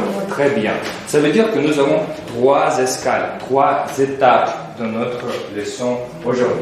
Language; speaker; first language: French; non-native, fluent; Russian